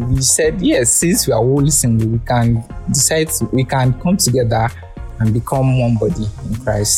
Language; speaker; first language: English; non-native, local second language; Yoruba